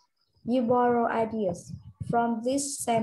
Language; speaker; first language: English; non-native, learner; Vietnamese